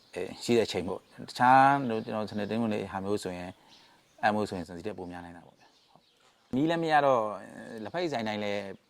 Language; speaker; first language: Burmese; native; Burmese